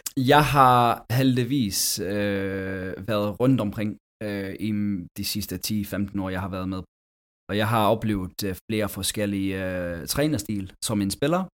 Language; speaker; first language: Danish; non-native, fluent; English